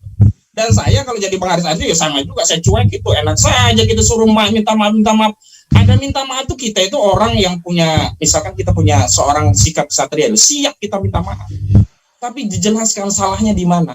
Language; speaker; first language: Indonesian; native; Indonesian